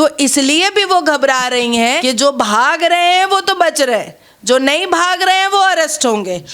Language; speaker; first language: Hindi; native; Hindi